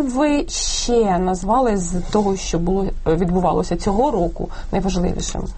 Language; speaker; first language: Ukrainian; native; Ukrainian